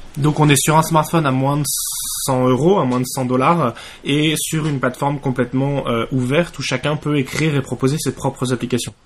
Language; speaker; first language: French; native; French